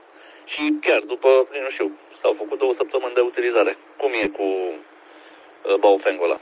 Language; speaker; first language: Romanian; native; Romanian